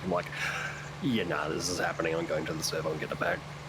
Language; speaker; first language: English; native; English